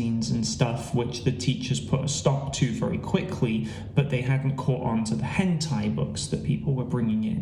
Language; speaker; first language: English; native; English